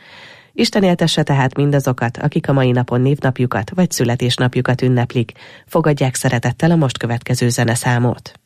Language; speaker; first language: Hungarian; native; Hungarian